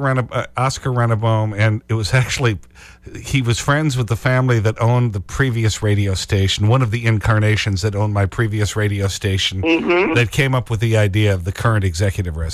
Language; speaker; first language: English; native; English